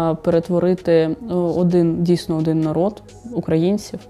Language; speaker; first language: Ukrainian; native; Ukrainian